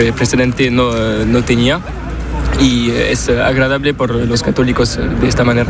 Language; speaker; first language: Spanish; non-native, learner; French